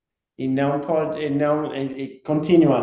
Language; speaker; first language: Portuguese; non-native, learner; English